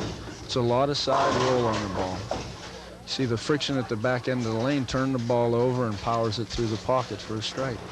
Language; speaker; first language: English; native; English